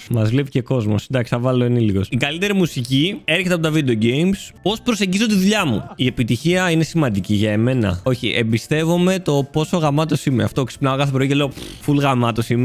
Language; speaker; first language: Greek; native; Greek